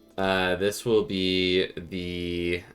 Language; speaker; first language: English; native; English